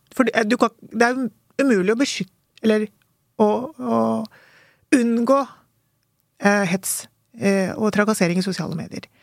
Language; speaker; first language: Norwegian; early bilingual, other home language; Urdu